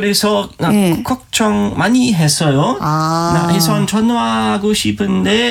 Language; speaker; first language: Korean; non-native, learner; German